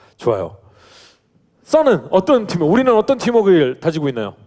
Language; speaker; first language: Korean; native; Korean